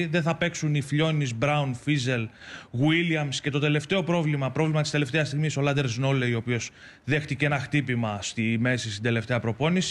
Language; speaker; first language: Greek; native; Greek